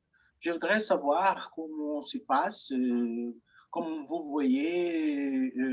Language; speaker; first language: French; non-native, fluent; Portuguese